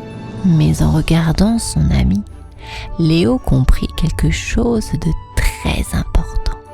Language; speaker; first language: French; native; French